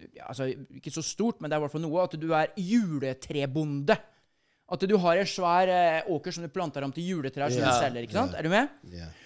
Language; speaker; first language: Norwegian; native; Norwegian